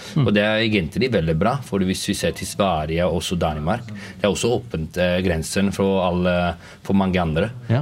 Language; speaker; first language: Norwegian; non-native, fluent; Italian